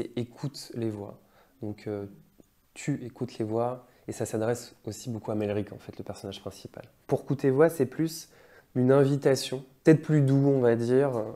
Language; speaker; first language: French; native; French